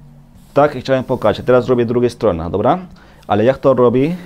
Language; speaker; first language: Polish; non-native, learner; Spanish